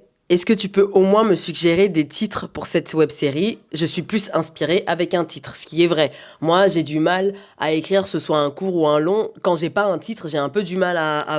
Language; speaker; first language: French; native; French